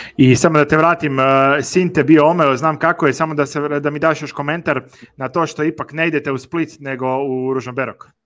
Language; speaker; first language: Croatian; native; Croatian